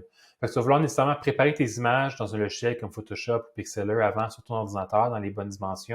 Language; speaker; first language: French; native; French